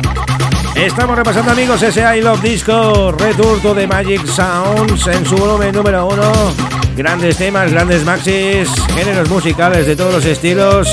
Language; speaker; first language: Spanish; native; Spanish